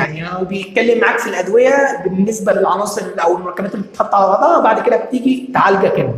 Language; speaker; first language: Arabic; native; Arabic